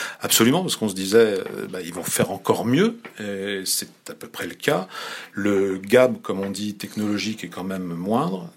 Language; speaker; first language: French; native; French